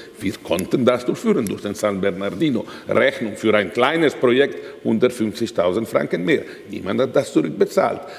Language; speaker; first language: German; non-native, local second language; Italian